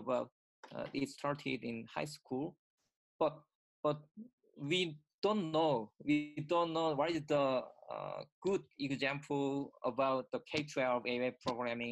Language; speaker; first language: English; non-native, learner; Korean